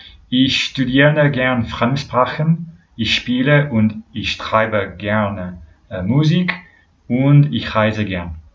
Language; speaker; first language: German; non-native, learner; English